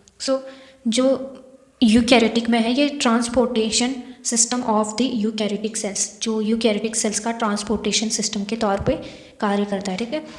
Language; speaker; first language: Hindi; native; Hindi